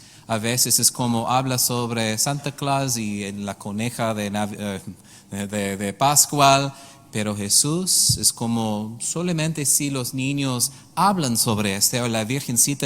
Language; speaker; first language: Spanish; non-native, learner; English